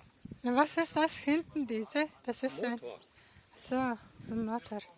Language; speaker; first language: German; non-native, learner; Mongolian